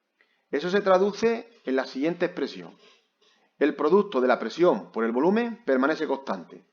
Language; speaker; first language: Spanish; native; Spanish